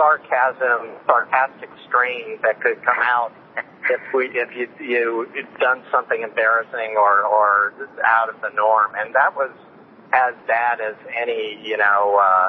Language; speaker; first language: English; native; English